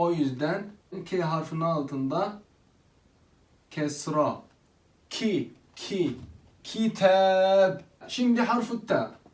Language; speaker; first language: Turkish; non-native, fluent; Arabic